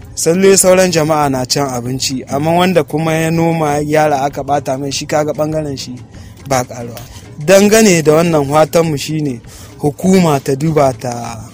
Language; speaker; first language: Hausa; native; Hausa